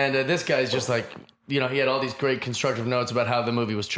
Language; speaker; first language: English; native; English